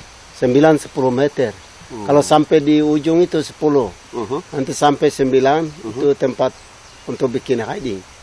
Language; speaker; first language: Indonesian; non-native, local second language; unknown